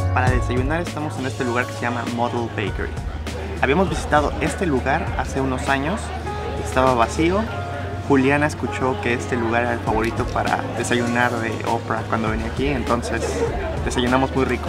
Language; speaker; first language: Spanish; native; Spanish